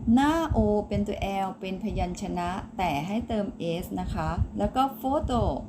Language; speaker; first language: Thai; native; Thai